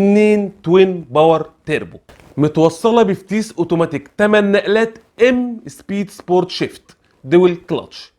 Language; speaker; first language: Arabic; native; Arabic